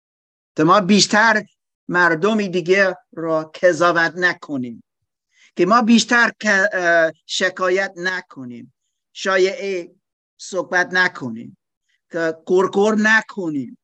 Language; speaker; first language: Persian; non-native, fluent; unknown